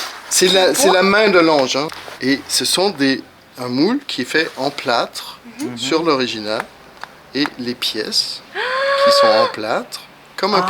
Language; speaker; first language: French; native; French